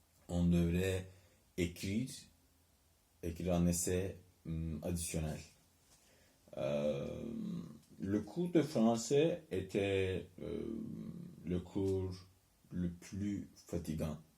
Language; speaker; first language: French; non-native, learner; Turkish